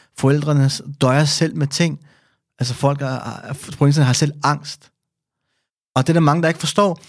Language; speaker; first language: Danish; early bilingual, other home language; Persian